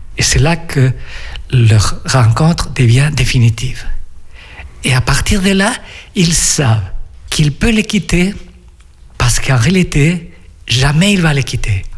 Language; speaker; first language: French; non-native, fluent; Spanish